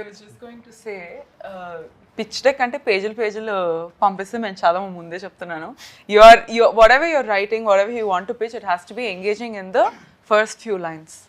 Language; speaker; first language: Telugu; native; Telugu